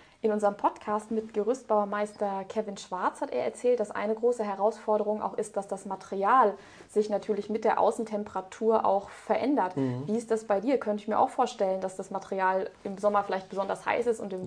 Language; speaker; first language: German; native; German